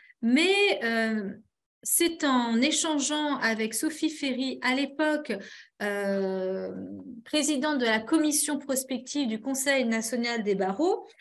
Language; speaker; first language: French; native; French